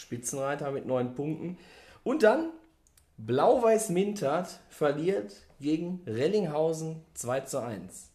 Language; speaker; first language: German; native; German